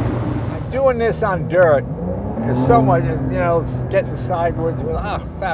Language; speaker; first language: English; native; English